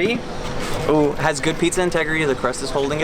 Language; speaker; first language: English; native; English